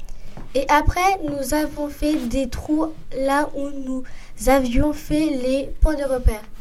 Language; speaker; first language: French; native; French